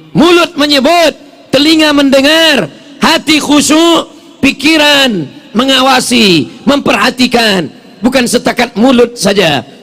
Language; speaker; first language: Malay; native; Malay